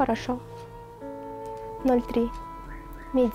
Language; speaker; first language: Russian; native; Russian